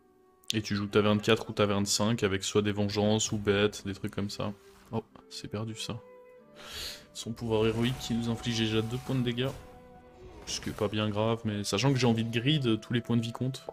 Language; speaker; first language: French; native; French